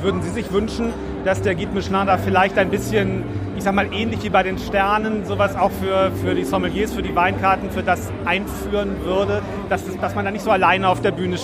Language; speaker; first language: German; native; German